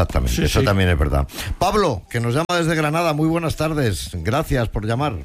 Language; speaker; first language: Spanish; native; Spanish